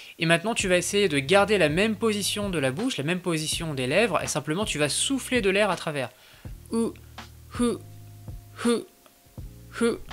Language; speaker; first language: French; native; French